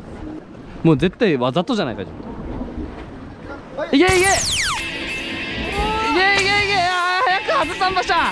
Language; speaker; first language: Japanese; native; Japanese